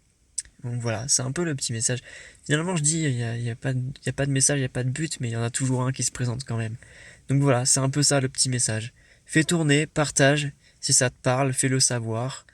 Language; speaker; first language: French; native; French